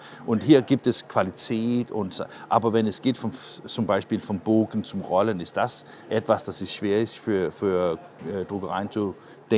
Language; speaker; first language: German; non-native, learner; Danish